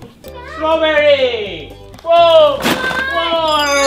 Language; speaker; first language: English; non-native, learner; Indonesian